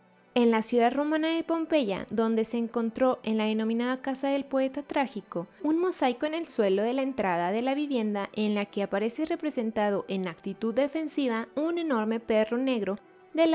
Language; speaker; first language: Spanish; native; Spanish